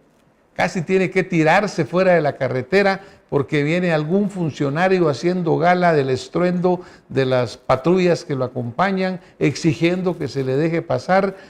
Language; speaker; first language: Spanish; native; Spanish